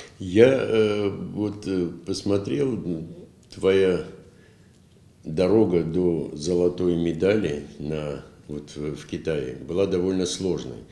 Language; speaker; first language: Russian; native; Russian